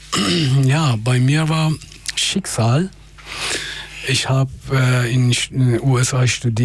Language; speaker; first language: German; non-native, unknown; Persian